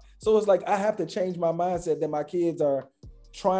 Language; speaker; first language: English; native; English